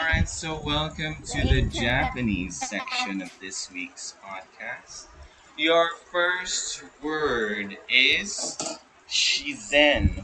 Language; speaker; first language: English; non-native, local second language; Filipino